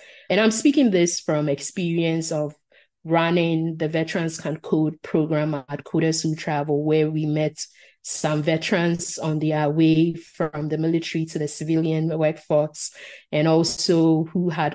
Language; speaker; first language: English; non-native, local second language; Akan